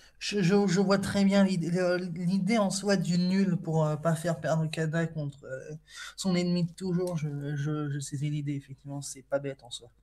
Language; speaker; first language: French; native; French